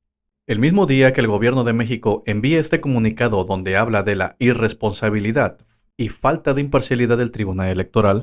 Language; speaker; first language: Spanish; native; Spanish